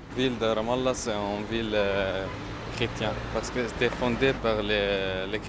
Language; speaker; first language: French; non-native, fluent; Arabic